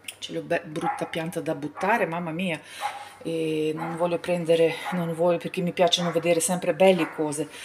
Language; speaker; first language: Italian; non-native, learner; Ukrainian